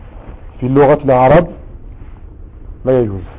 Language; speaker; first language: Arabic; non-native, fluent; French